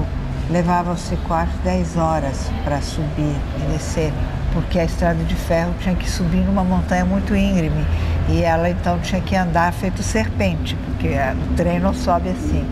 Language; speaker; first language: Portuguese; early bilingual, other home language; Italian